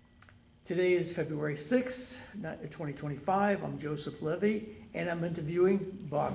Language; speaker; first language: English; native; English